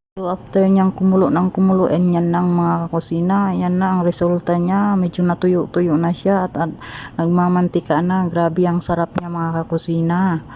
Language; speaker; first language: Filipino; non-native, local second language; Cebuano